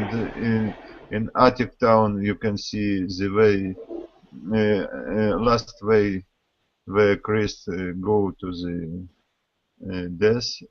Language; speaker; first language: English; non-native, learner; Russian